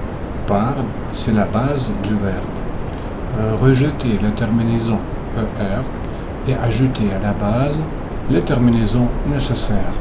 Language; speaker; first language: French; non-native, fluent; Russian